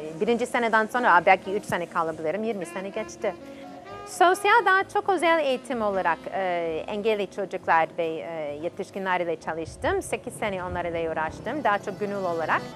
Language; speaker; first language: Turkish; non-native, fluent; English